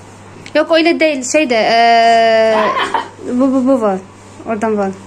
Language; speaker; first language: Turkish; non-native, learner; Arabic